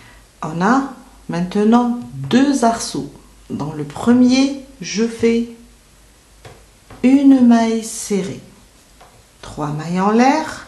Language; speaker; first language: French; native; French